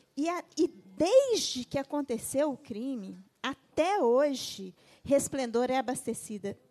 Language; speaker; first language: Portuguese; native; Portuguese